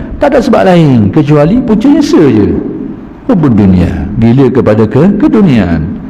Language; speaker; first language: Malay; native; Malay